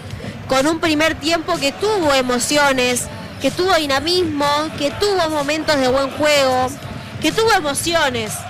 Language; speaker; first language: Spanish; native; Spanish